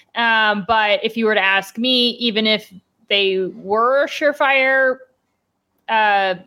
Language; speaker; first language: English; native; English